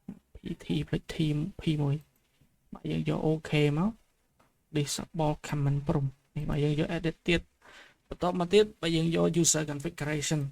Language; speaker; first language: Khmer; native; Khmer